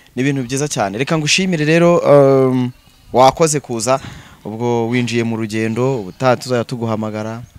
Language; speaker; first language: Kinyarwanda; native; Kinyarwanda